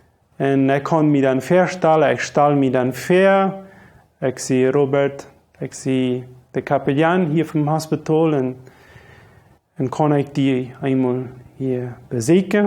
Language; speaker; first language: German; non-native, local second language; Low German